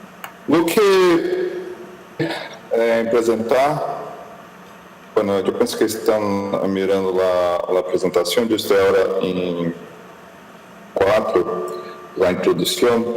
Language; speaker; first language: Spanish; non-native, fluent; Portuguese